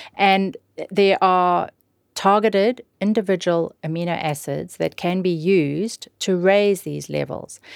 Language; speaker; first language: English; native; English